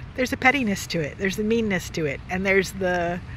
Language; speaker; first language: English; native; English